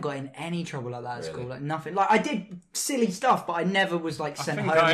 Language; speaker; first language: English; native; English